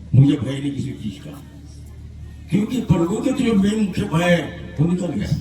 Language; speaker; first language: Hindi; non-native, local second language; Marathi